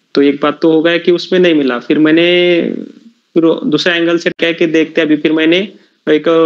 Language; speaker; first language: Hindi; non-native, local second language; Marathi